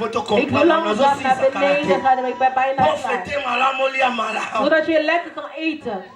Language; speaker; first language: Dutch; non-native, fluent; Lingala